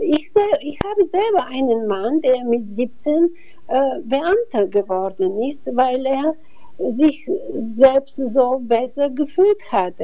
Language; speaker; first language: German; non-native, fluent; Bulgarian